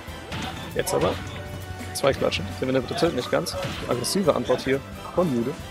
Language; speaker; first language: German; native; German